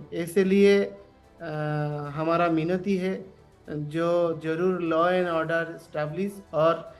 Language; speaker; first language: Hindi; non-native, learner; Bangla